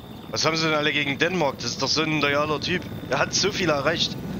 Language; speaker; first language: German; native; German